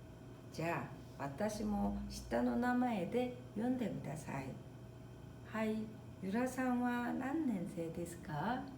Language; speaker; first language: Japanese; non-native, fluent; Korean